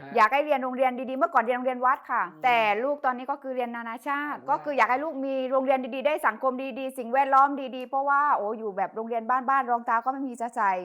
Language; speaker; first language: Thai; native; Thai